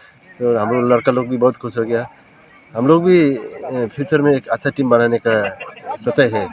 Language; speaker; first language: Hindi; non-native, local second language; Bodo